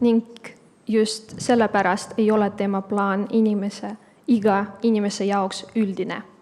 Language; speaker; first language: Estonian; non-native, local second language; Russian